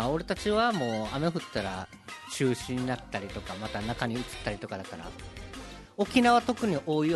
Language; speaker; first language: Japanese; native; Japanese